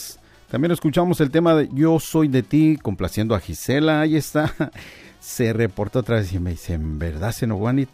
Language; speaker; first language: Spanish; native; Spanish